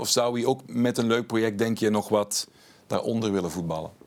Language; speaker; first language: Dutch; native; Dutch